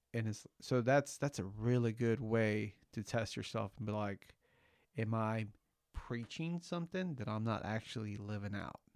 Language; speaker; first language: English; early bilingual, other home language; Spanish